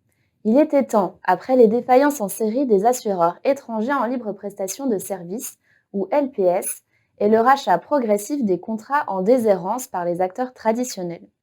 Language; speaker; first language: French; native; French